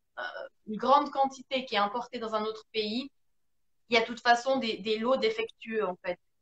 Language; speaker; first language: French; native; French